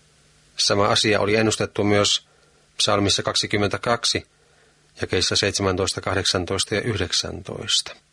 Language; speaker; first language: Finnish; native; Finnish